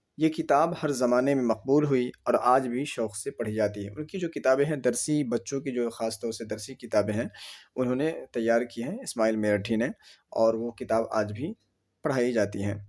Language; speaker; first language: Urdu; native; Urdu